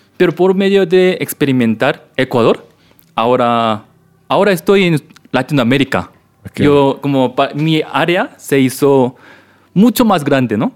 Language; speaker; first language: Spanish; non-native, learner; Korean